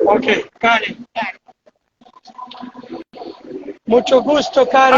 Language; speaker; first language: Spanish; non-native, fluent; Portuguese